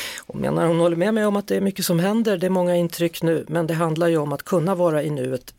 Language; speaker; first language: Swedish; native; Swedish